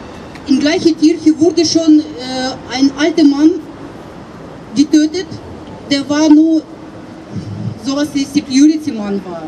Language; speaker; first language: German; non-native, fluent; Russian